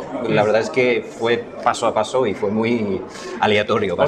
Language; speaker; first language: Spanish; non-native, fluent; English